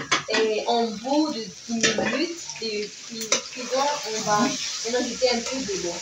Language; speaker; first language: French; non-native, local second language; Malagasy